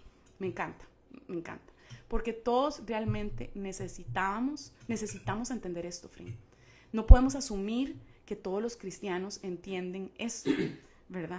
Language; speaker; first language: Spanish; native; Spanish